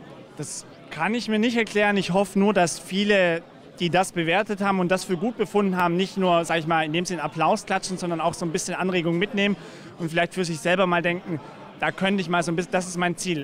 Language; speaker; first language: German; native; German